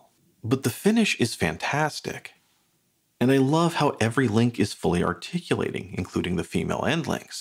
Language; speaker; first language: English; native; English